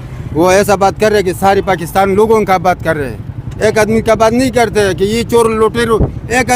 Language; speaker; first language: Hindi; non-native, local second language; Pashto